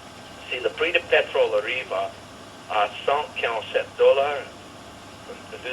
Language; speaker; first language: French; non-native, learner; English